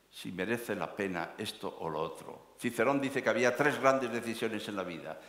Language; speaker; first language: Spanish; native; Spanish